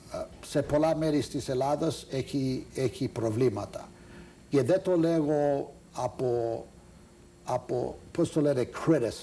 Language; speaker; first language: Greek; early bilingual, heritage; Greek